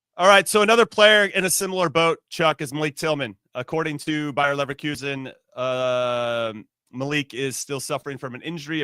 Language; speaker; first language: English; native; English